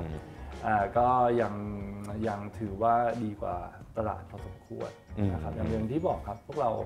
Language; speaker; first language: Thai; native; Thai